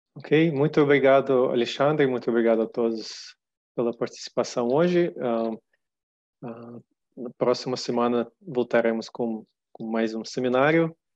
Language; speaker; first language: Portuguese; non-native, fluent; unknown